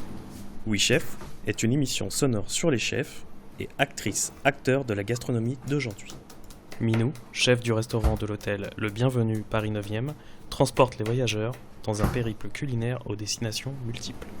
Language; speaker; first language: French; native; French